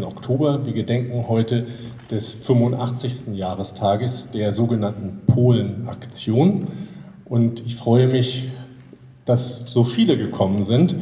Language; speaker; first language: German; native; German